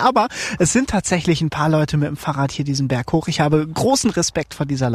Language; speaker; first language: German; native; German